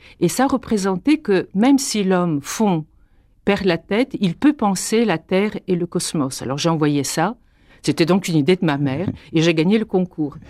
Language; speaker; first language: French; non-native, fluent; Bulgarian